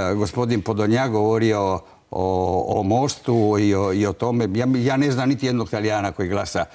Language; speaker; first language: Croatian; non-native, local second language; Italian